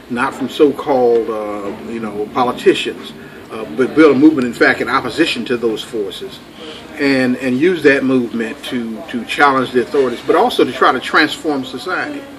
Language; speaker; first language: English; native; English